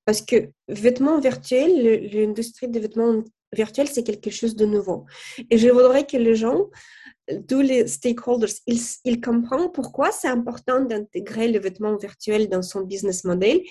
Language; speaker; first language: French; non-native, fluent; Russian